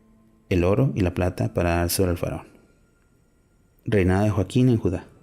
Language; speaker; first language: Spanish; native; Spanish